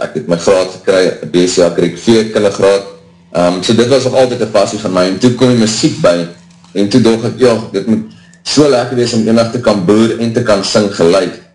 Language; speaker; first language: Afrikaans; native; Afrikaans